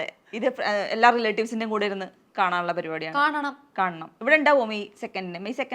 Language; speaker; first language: Malayalam; native; Malayalam